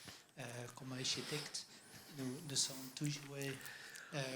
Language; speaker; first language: French; non-native, learner; Dutch